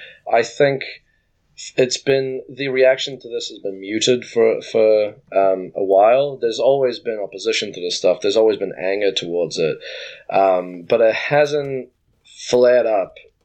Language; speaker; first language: English; native; English